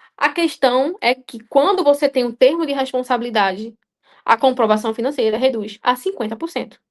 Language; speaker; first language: Portuguese; native; Portuguese